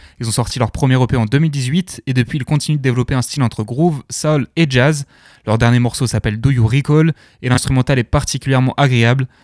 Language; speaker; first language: French; native; French